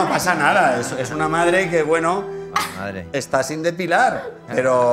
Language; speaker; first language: Spanish; native; Spanish